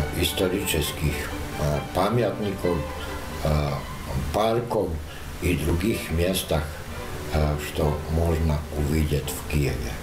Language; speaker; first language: Russian; non-native, learner; Croatian